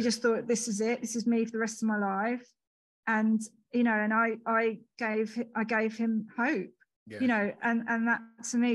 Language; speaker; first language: English; native; English